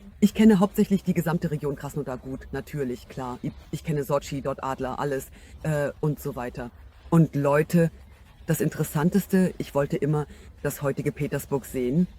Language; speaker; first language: German; non-native, fluent; Russian